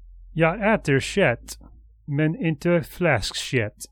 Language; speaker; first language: Swedish; non-native, learner; English